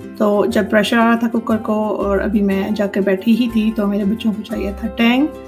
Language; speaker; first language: Urdu; native; Urdu